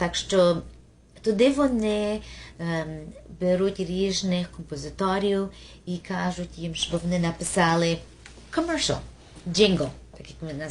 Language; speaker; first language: Ukrainian; early bilingual, heritage; Ukrainian